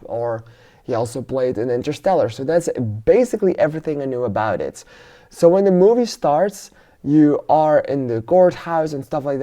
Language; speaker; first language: English; non-native, fluent; Dutch